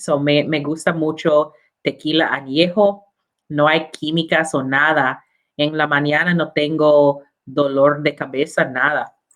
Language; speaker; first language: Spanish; non-native, learner; English